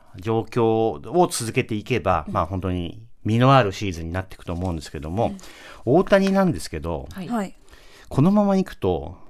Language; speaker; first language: Japanese; native; Japanese